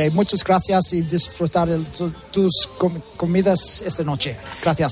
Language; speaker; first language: Spanish; early bilingual, heritage; English